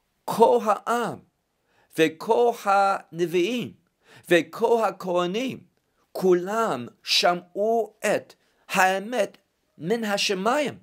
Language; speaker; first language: Hebrew; non-native, fluent; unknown